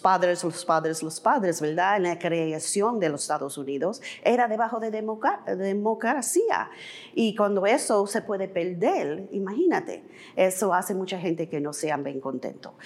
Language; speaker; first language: Spanish; early bilingual, heritage; English